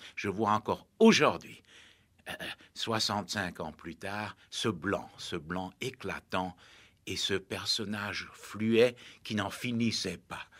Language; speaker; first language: French; native; French